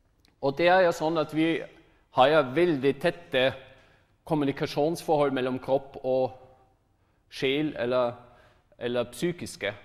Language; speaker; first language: Norwegian; non-native, fluent; German